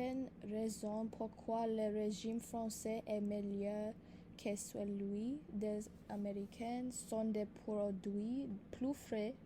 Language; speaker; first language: French; non-native, learner; English